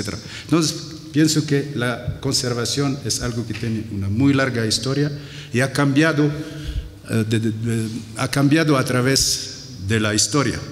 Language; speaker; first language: Spanish; non-native, fluent; Arabic